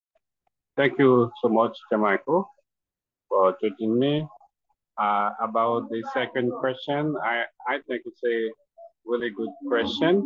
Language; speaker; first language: English; non-native, learner; Haitian Creole